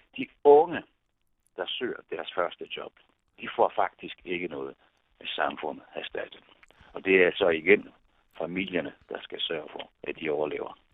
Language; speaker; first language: Danish; non-native, fluent; Italian